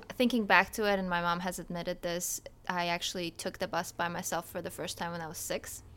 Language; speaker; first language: English; early bilingual, other home language; Polish